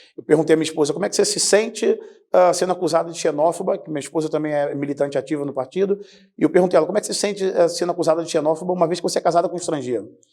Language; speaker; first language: Portuguese; native; Portuguese